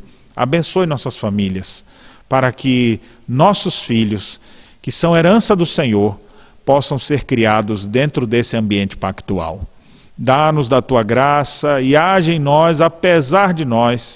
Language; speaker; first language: Portuguese; native; Portuguese